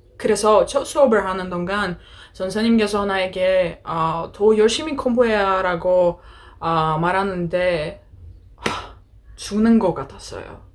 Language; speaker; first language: Korean; non-native, learner; Greek